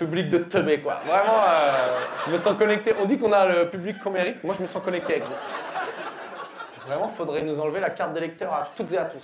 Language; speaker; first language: French; native; French